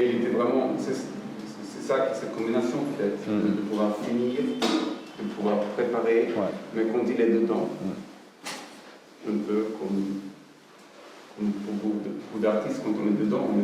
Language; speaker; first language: French; non-native, fluent; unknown